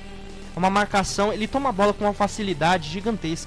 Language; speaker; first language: Portuguese; native; Portuguese